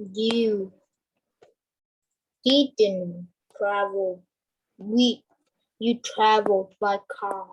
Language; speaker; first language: English; non-native, learner; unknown